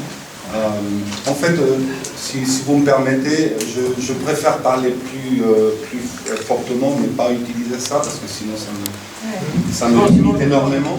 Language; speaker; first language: French; non-native, fluent; Spanish